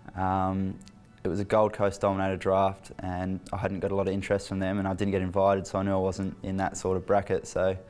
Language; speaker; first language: English; native; English